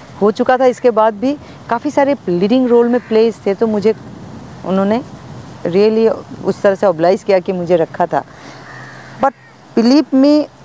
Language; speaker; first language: Hindi; non-native, local second language; Bangla